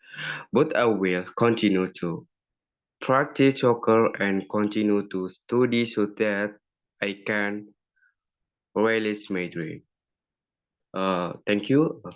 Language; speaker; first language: English; non-native, learner; Indonesian